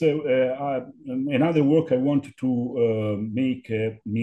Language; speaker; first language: English; non-native, learner; Italian